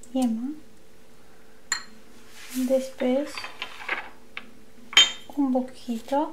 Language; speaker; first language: Spanish; non-native, learner; Turkish